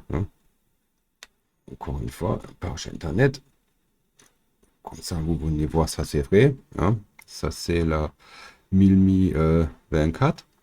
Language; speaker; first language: French; non-native, learner; German